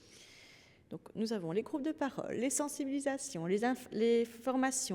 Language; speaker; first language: French; native; French